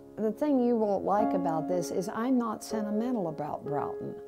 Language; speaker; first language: English; native; English